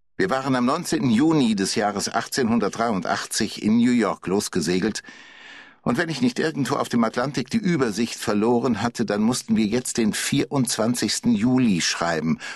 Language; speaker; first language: German; native; German